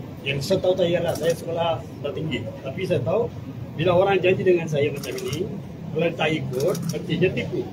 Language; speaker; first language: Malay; non-native, local second language; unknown